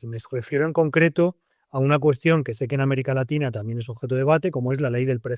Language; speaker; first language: Spanish; native; Spanish